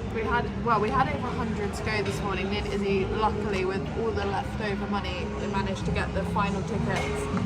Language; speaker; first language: English; native; English